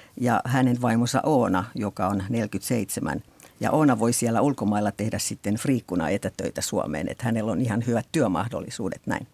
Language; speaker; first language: Finnish; native; Finnish